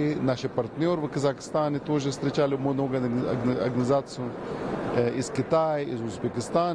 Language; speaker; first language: Russian; non-native, learner; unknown